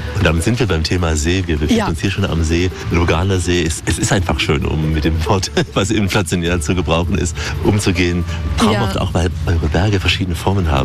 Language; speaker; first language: German; native; German